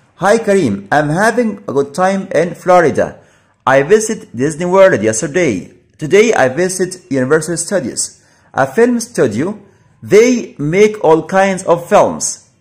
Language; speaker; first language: English; non-native, fluent; Arabic